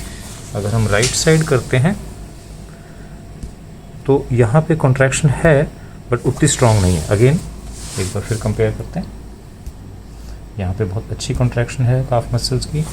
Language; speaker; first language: Hindi; native; Hindi